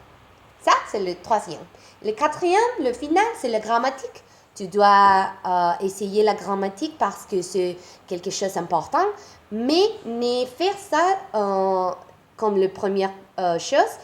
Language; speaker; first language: French; non-native, learner; Spanish